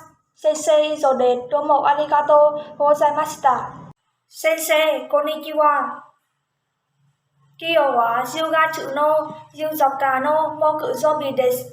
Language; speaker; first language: Japanese; non-native, learner; Vietnamese